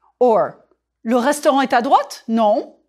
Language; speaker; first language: French; non-native, fluent; English